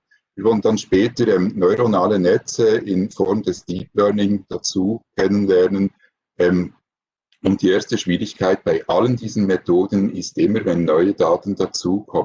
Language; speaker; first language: German; native; German